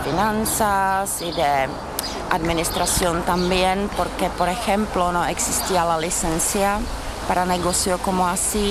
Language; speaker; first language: Spanish; non-native, fluent; Czech